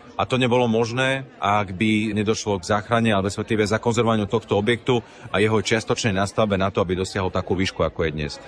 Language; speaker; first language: Slovak; native; Slovak